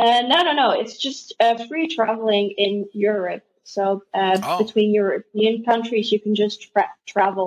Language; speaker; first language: English; non-native, fluent; Dutch